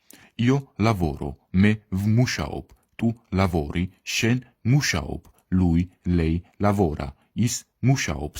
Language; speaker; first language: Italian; non-native, fluent; Georgian